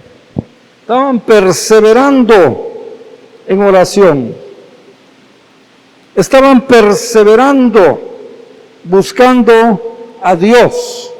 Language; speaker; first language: Spanish; native; Spanish